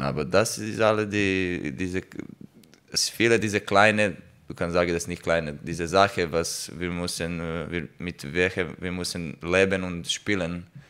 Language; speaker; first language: German; non-native, learner; Croatian